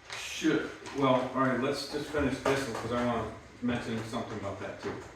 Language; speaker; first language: English; native; English